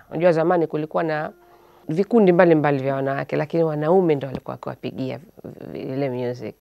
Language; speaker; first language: Swahili; native; Swahili